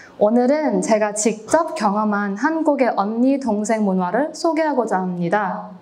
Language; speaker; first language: Korean; non-native, fluent; Cantonese